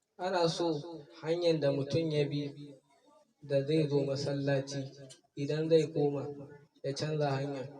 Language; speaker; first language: Hausa; native; Hausa